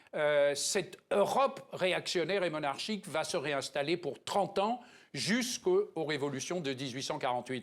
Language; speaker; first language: French; native; French